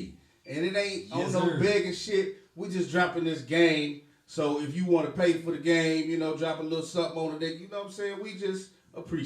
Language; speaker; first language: English; native; English